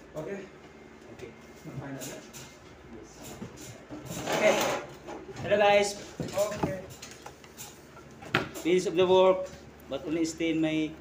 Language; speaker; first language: English; non-native, learner; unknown